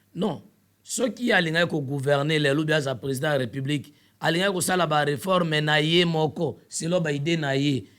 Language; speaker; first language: Lingala; native; Lingala